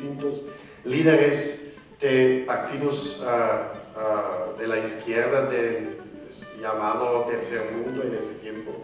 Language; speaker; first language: Spanish; non-native, fluent; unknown